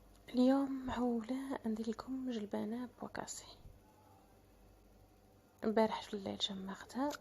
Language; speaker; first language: Arabic; native; Arabic